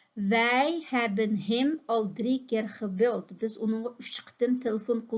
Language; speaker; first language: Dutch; non-native, fluent; Uyghur